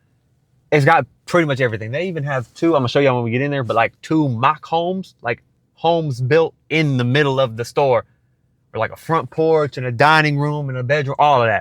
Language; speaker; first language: English; native; English